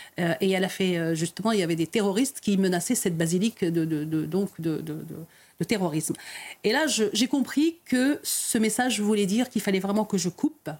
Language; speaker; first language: French; early bilingual, other home language; Arabic